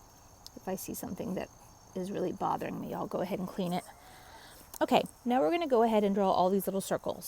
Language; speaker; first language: English; native; English